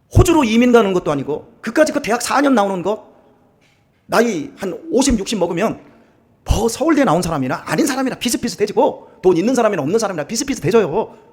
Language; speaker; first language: Korean; native; Korean